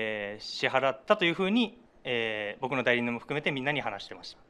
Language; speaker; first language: Japanese; native; Japanese